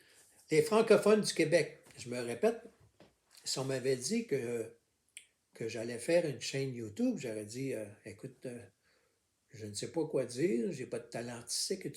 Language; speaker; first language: French; native; French